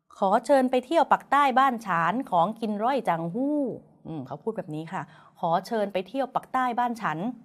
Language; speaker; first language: Thai; native; Thai